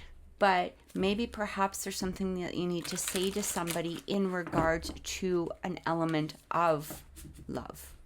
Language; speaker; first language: English; native; English